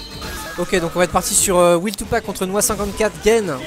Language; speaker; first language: French; native; French